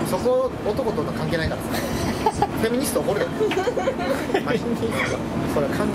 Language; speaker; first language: Japanese; native; Japanese